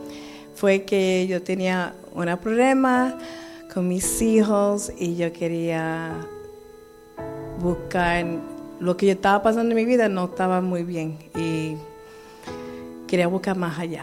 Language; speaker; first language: Spanish; early bilingual, heritage; Spanish